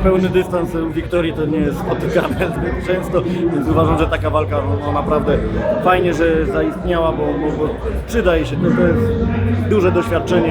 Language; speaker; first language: Polish; native; Polish